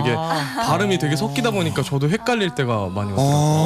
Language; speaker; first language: Korean; early bilingual, other home language; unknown